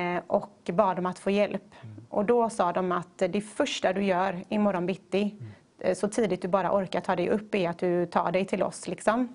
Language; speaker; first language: Swedish; native; Swedish